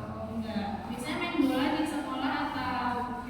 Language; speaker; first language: Indonesian; native; Indonesian